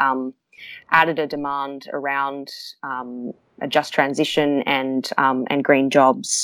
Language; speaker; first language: English; native; English